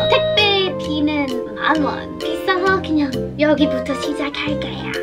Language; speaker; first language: Korean; non-native, fluent; English